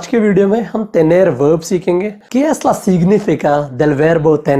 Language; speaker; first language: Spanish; non-native, learner; Hindi